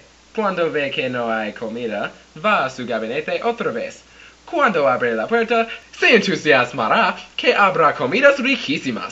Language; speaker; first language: Spanish; non-native, learner; English